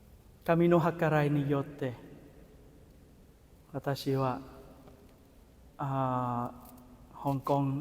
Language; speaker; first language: Japanese; non-native, fluent; Vietnamese